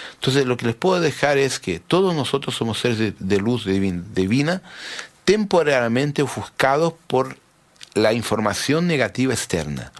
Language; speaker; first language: Spanish; early bilingual, heritage; Spanish